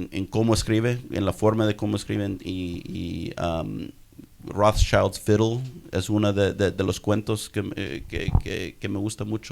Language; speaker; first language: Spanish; early bilingual, heritage; English